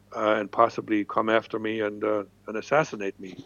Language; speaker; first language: English; non-native, fluent; German